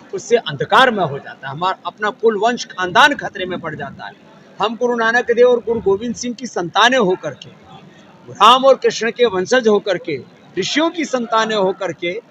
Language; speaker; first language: Hindi; native; Hindi